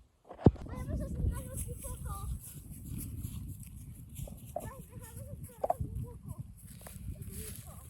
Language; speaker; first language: Spanish; early bilingual, heritage; Spanish